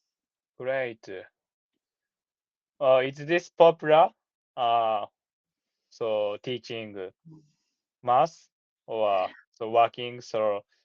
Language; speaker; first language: English; non-native, learner; Japanese